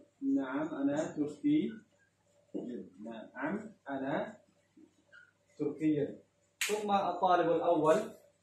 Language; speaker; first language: Arabic; non-native, fluent; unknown